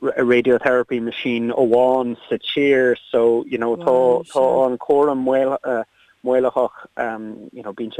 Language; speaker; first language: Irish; non-native, local second language; English